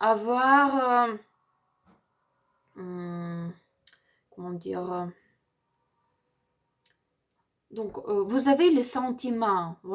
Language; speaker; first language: French; non-native, learner; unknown